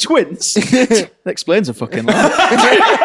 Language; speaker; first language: English; native; English